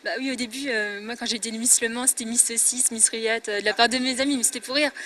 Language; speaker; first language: French; native; French